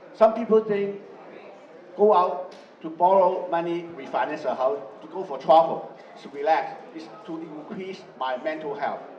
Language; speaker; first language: English; non-native, learner; Chinese